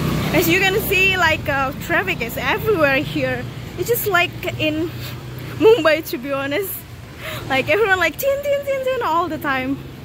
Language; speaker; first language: English; non-native, fluent; Indonesian